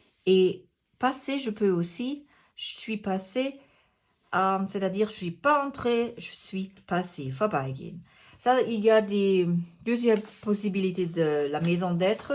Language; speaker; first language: French; non-native, fluent; German